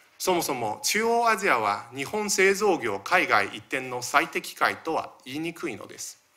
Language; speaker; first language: Japanese; early bilingual, other home language; Chinese